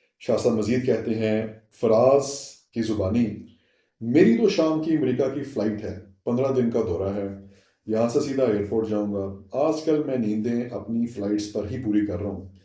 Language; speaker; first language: Urdu; non-native, local second language; Saraiki